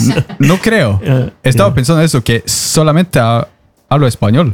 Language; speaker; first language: Spanish; non-native, fluent; Norwegian